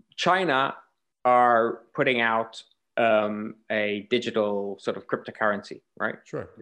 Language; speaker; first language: English; native; English